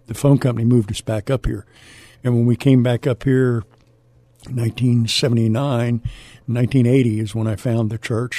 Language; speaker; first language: English; native; English